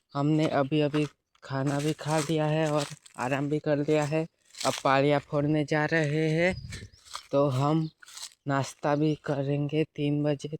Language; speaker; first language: Hindi; non-native, local second language; Gujarati